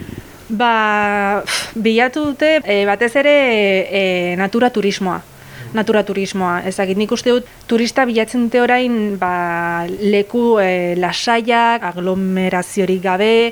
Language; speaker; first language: Basque; non-native, local second language; Spanish